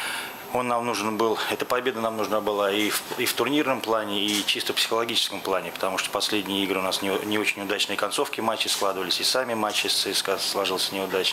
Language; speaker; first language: Russian; native; Russian